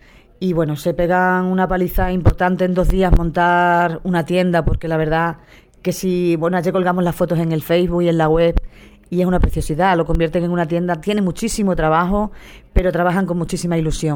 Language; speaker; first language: Spanish; native; Spanish